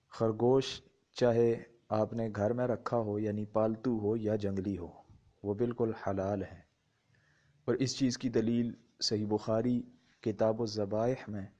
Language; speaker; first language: Urdu; non-native, local second language; Punjabi